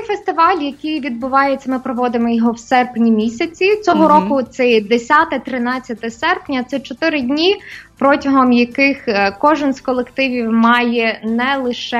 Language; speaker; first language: Ukrainian; native; Ukrainian